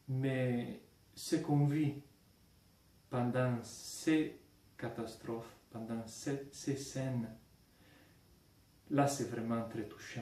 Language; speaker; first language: French; non-native, fluent; Italian